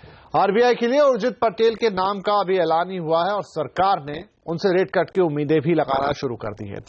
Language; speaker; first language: Hindi; native; Hindi